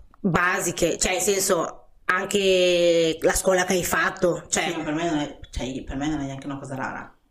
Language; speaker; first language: Italian; early bilingual, other home language; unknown